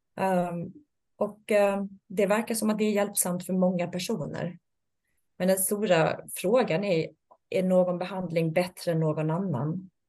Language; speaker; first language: Swedish; native; Swedish